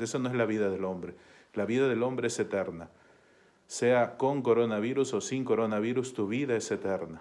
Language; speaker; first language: Spanish; native; Spanish